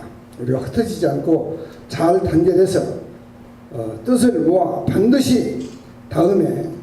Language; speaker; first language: Korean; native; Korean